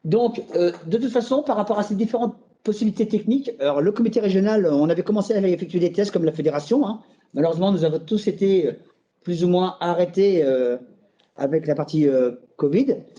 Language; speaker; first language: French; native; French